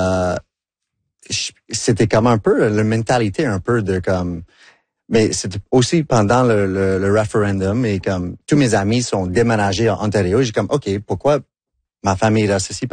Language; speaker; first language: French; non-native, local second language; English